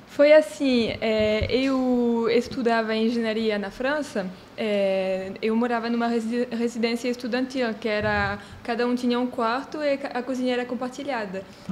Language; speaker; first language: Portuguese; non-native, fluent; French